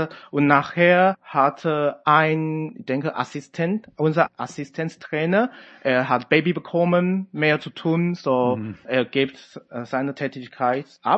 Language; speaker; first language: German; non-native, fluent; Chinese